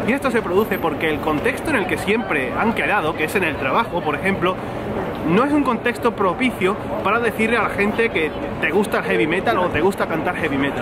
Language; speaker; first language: Spanish; native; Spanish